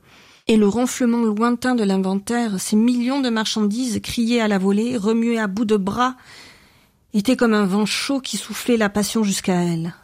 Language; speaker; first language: French; native; French